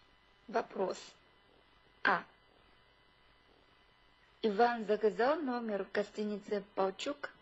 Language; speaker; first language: Russian; non-native, fluent; Chinese